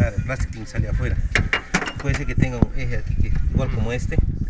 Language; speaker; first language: Spanish; native; Spanish